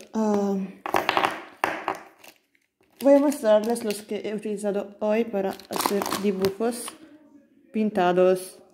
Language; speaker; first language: Spanish; non-native, learner; Italian